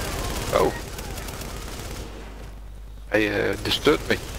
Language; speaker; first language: Dutch; native; Dutch